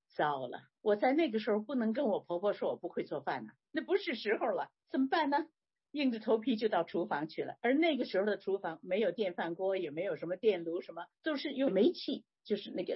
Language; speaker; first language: Chinese; native; Chinese